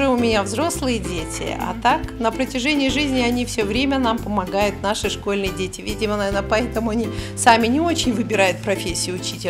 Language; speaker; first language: Russian; native; Russian